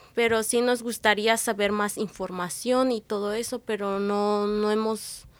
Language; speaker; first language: Spanish; non-native, local second language; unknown